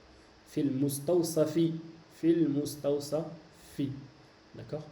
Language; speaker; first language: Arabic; non-native, fluent; French